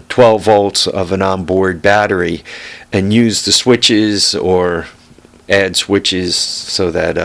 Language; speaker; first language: English; native; English